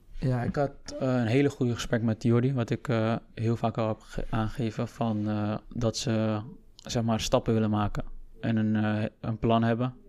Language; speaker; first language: Dutch; early bilingual, other home language; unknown